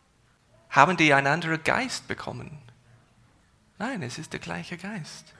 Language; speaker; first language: German; non-native, fluent; English